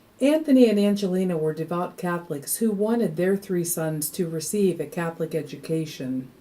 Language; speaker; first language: English; native; English